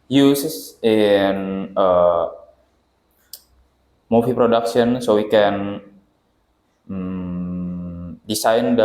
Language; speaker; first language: English; non-native, learner; Indonesian